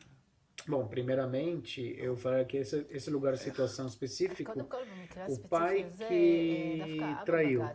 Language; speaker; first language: Portuguese; non-native, fluent; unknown